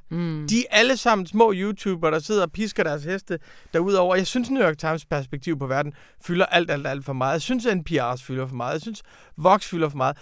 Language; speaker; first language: Danish; native; Danish